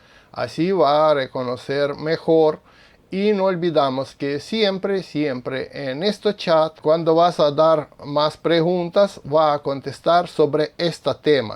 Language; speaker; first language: Spanish; non-native, fluent; Russian